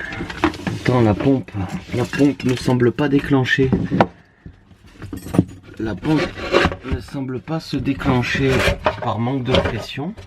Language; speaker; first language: French; native; French